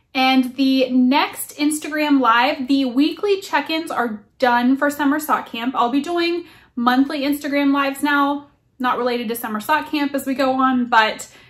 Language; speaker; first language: English; native; English